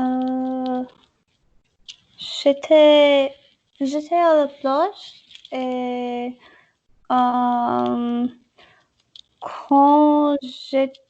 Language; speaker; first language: French; non-native, learner; English